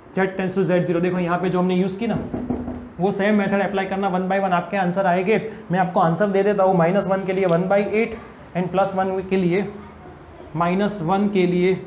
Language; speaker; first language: Hindi; non-native, local second language; Gujarati